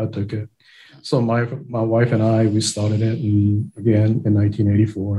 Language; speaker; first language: English; non-native, fluent; Japanese